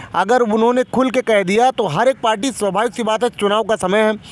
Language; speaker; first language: Hindi; native; Hindi